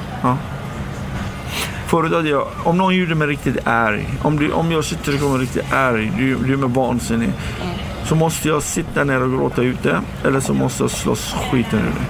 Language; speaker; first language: Swedish; non-native, fluent; Persian